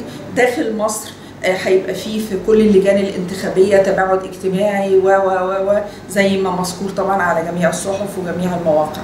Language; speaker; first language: Arabic; native; Arabic